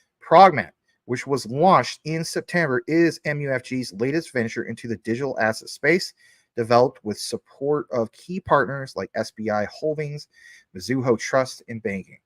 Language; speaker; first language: English; native; English